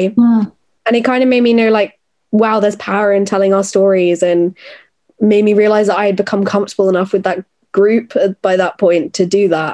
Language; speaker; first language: English; native; English